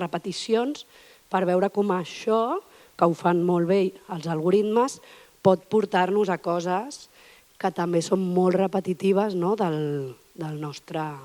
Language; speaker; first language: Catalan; native; Catalan